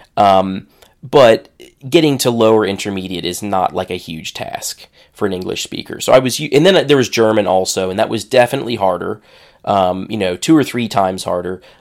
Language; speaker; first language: English; native; English